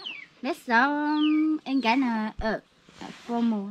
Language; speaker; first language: Vietnamese; non-native, local second language; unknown